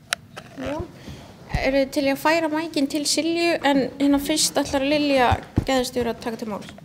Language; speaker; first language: Icelandic; native; Icelandic